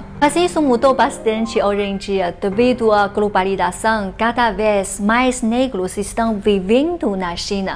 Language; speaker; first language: Portuguese; non-native, fluent; Chinese